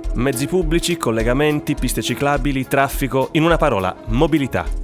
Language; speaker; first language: Italian; native; Italian